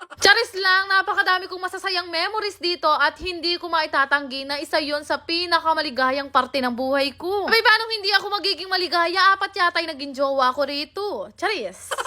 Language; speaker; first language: Filipino; native; Filipino